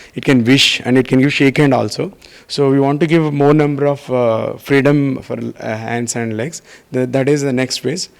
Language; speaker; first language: English; non-native, local second language; Telugu